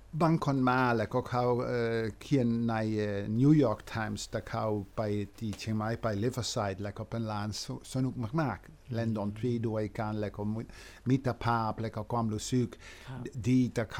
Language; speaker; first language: Thai; non-native, fluent; Dutch